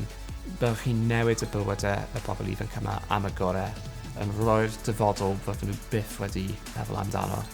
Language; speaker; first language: Welsh; non-native, local second language; English